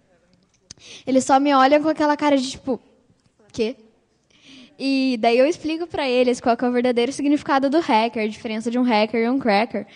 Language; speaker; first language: Portuguese; native; Portuguese